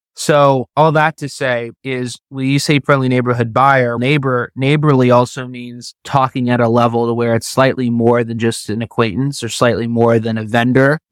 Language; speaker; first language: English; native; English